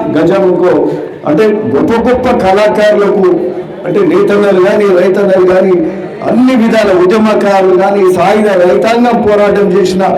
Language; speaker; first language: Telugu; native; Telugu